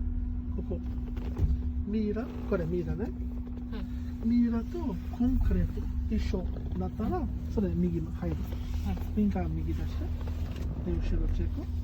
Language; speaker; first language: Japanese; non-native, learner; Mongolian